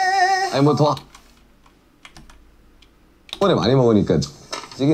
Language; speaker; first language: Korean; native; Korean